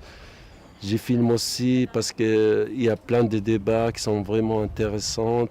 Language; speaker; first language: French; non-native, local second language; Arabic